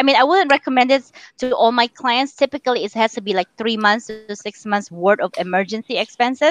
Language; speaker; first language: English; non-native, local second language; Min Nan Chinese